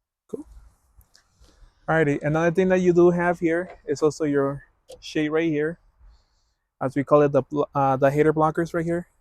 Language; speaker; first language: English; native; English